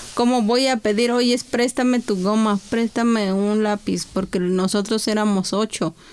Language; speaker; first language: Spanish; non-native, local second language; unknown